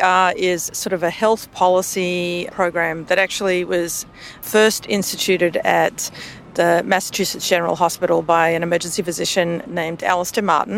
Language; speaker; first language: English; native; English